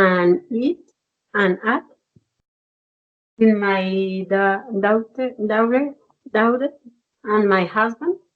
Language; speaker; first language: English; non-native, learner; Spanish